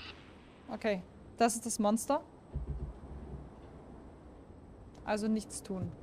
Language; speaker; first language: German; native; German